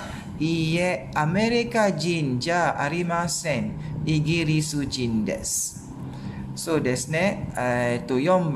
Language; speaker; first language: Japanese; non-native, fluent; Malay